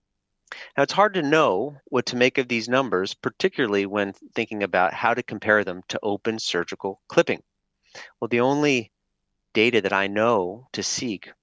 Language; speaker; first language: English; native; English